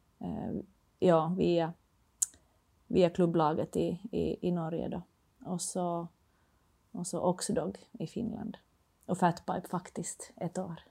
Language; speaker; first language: Swedish; native; Swedish